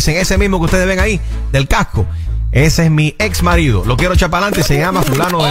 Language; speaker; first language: Spanish; native; Spanish